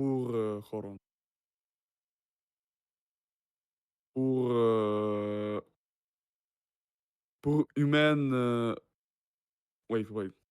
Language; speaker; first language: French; non-native, learner; Russian